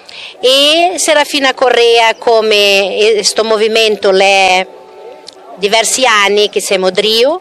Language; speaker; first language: Italian; early bilingual, heritage; Italian